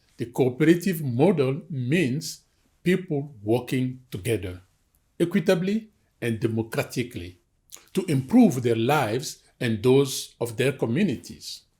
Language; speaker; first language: English; non-native, fluent; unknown